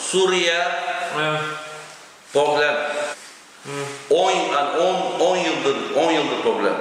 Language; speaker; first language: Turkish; non-native, learner; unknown